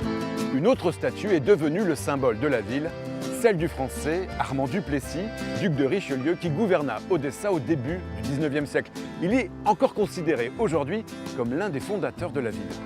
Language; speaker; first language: French; native; French